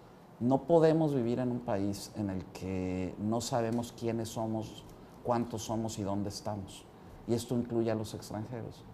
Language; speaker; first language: Spanish; native; Spanish